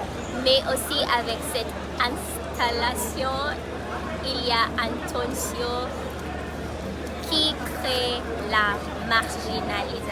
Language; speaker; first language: French; non-native, fluent; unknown